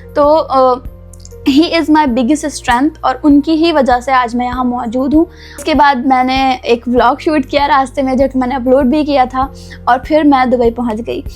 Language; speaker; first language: Urdu; native; Urdu